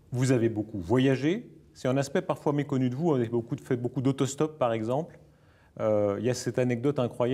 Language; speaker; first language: French; native; French